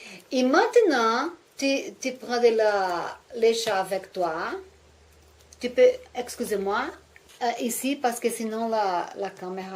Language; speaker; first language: French; non-native, learner; Portuguese